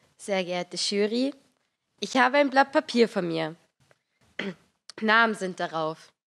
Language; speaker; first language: German; native; German